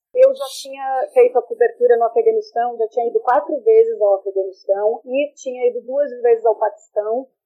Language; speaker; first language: Portuguese; native; Portuguese